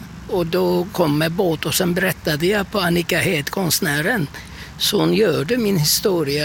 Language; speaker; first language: Swedish; non-native, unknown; Turkish